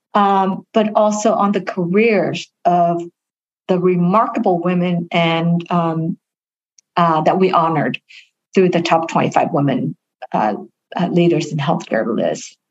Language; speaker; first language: English; early bilingual, other home language; Vietnamese